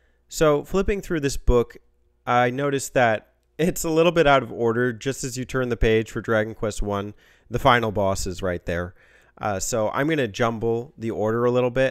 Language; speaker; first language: English; native; English